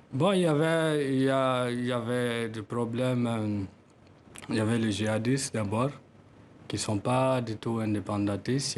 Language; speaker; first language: French; non-native, local second language; Tamasheq